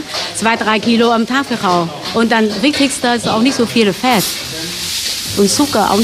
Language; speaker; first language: German; non-native, local second language; Vietnamese